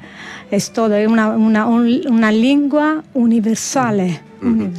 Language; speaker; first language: Spanish; non-native, learner; Italian